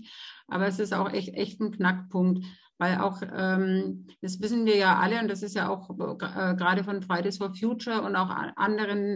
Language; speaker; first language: German; native; German